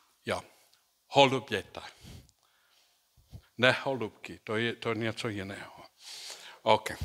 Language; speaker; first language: Czech; non-native, learner; English